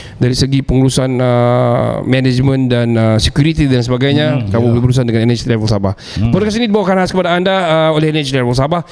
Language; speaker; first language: Malay; native; Malay